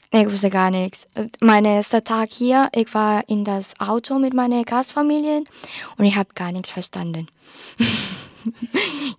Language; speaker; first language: German; non-native, learner; Spanish